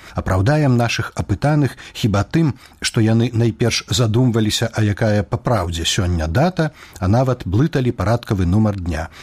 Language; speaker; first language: Belarusian; native; Belarusian